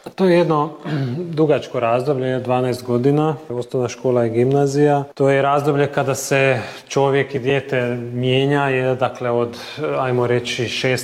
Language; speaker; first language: Serbian; early bilingual, heritage; Croatian